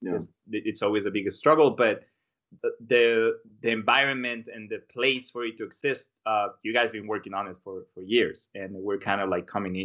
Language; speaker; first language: English; non-native, fluent; Spanish